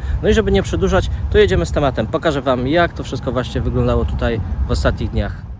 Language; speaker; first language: Polish; native; Polish